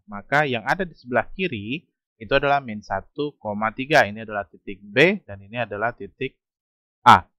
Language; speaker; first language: Indonesian; native; Indonesian